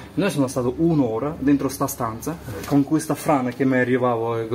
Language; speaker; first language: Italian; non-native, learner; Ukrainian